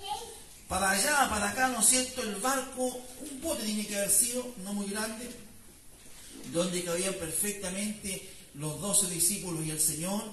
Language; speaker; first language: Spanish; native; Spanish